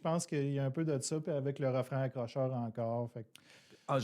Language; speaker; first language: French; native; French